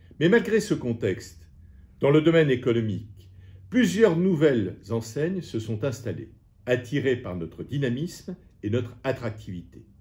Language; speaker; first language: French; native; French